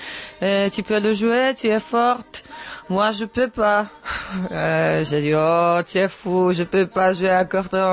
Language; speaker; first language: French; non-native, learner; Czech